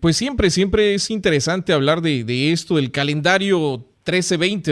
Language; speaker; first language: Spanish; native; Spanish